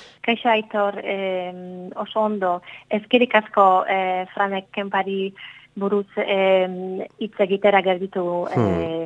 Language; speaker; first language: Basque; non-native, learner; Polish